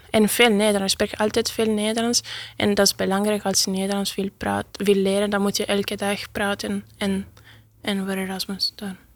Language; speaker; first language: Dutch; non-native, learner; Italian